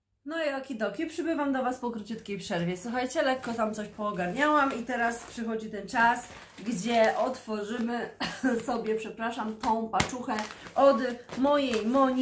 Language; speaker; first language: Polish; native; Polish